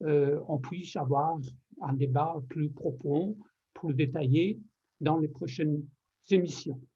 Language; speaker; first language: French; non-native, fluent; Persian